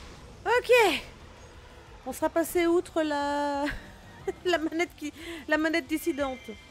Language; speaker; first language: French; native; French